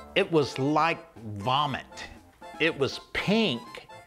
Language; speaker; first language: English; native; English